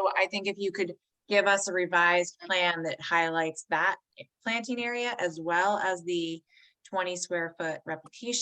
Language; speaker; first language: English; native; English